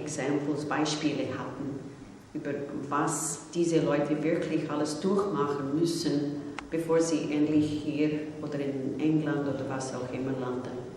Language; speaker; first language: German; non-native, fluent; English